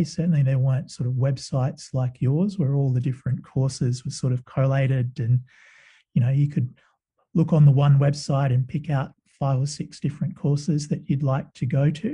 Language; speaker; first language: English; native; English